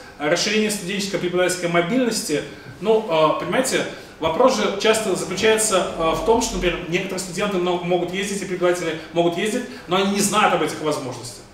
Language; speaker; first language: Russian; native; Russian